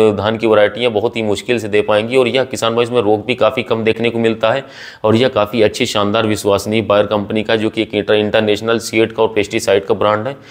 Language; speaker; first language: Hindi; native; Hindi